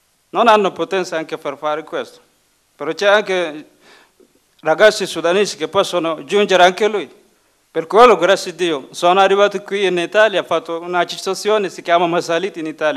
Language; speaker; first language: Italian; non-native, learner; Masai